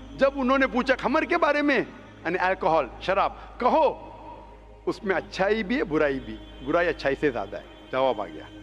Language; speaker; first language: Hindi; non-native, local second language; Konkani